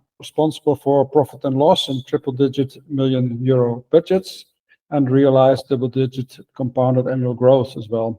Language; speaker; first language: English; non-native, fluent; Dutch